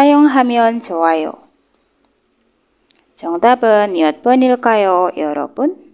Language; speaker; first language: Korean; non-native, learner; Indonesian